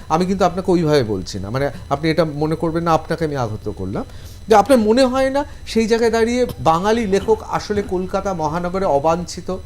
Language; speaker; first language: Bangla; native; Bangla